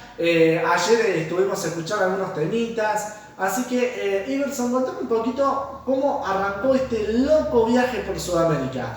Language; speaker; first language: Spanish; native; Spanish